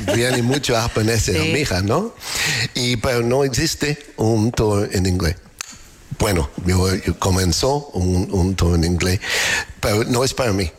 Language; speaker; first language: Spanish; non-native, learner; English